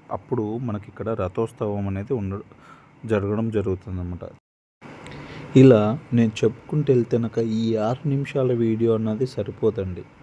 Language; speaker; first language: Telugu; native; Telugu